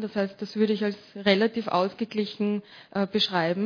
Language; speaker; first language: German; native; German